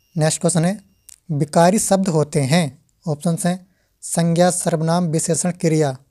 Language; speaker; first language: Hindi; native; Hindi